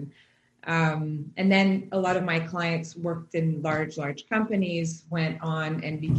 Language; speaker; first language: English; native; English